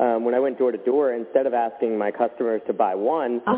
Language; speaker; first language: English; native; English